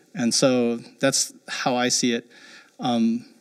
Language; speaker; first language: English; early bilingual, heritage; German